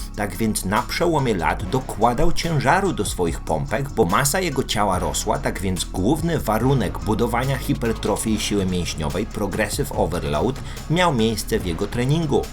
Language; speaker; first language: Polish; native; Polish